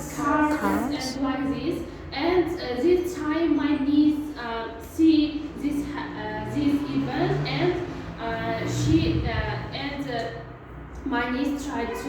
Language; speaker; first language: English; non-native, learner; Uzbek